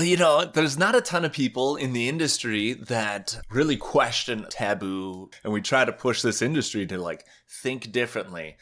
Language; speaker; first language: English; native; English